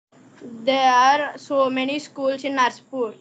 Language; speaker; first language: English; non-native, learner; Telugu